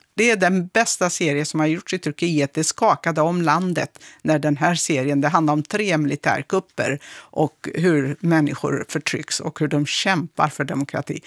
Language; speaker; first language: Swedish; early bilingual, other home language; Kurdish